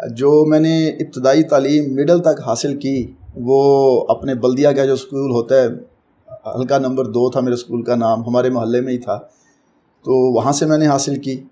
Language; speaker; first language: Urdu; non-native, local second language; Punjabi